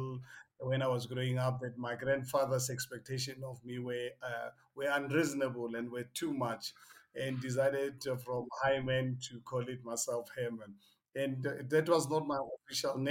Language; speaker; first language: English; non-native, local second language; Northern Sotho